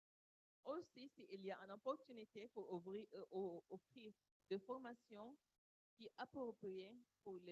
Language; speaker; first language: French; non-native, learner; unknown